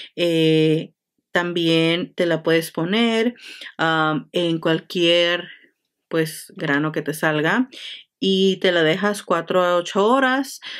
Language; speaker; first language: Spanish; early bilingual, heritage; Spanish